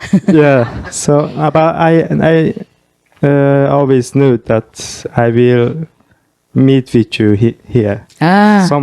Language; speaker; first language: English; non-native, fluent; Mongolian